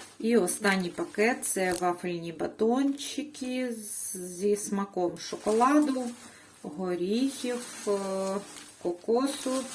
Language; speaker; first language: Ukrainian; native; Ukrainian